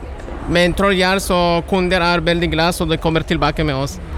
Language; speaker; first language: Norwegian; non-native, learner; Spanish